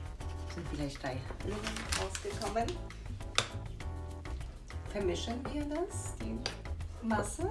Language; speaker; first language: German; non-native, fluent; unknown